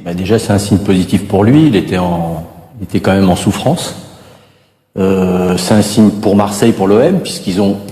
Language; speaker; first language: French; native; French